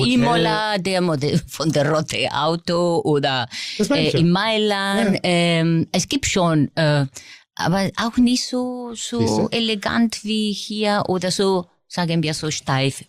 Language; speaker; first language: German; non-native, fluent; Spanish